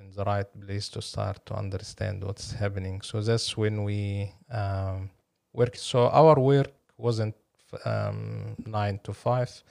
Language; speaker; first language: English; non-native, fluent; Arabic